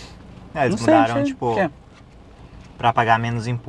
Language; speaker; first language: Portuguese; native; Portuguese